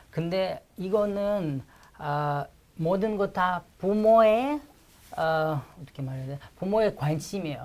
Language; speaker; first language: Korean; non-native, fluent; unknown